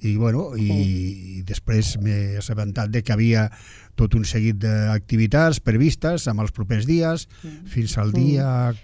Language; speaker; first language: Catalan; non-native, local second language; Galician